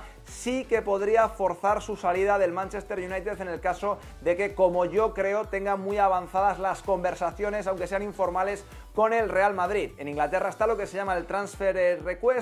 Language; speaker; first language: Spanish; native; Spanish